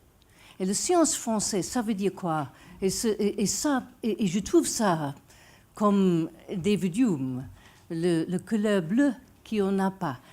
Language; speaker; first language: French; non-native, fluent; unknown